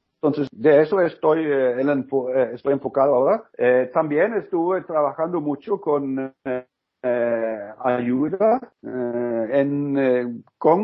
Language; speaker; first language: Spanish; non-native, learner; Norwegian